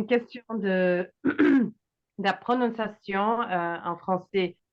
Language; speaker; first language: French; non-native, learner; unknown